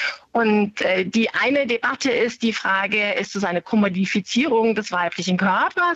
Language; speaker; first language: German; native; German